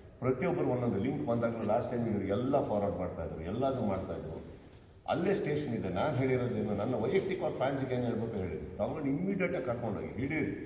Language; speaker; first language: Kannada; native; Kannada